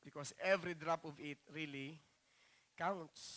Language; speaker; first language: English; non-native, local second language; Filipino